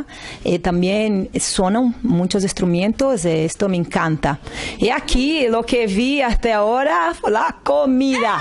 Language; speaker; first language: Spanish; non-native, learner; Portuguese